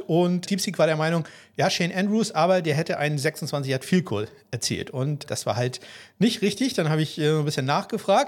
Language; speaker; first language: German; native; German